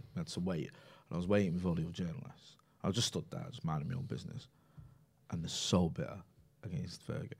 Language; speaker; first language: English; native; English